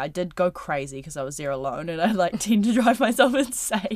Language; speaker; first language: English; native; English